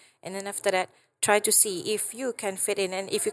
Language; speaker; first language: English; non-native, local second language; Malay